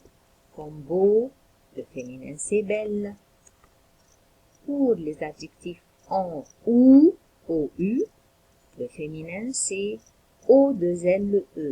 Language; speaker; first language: French; non-native, local second language; Arabic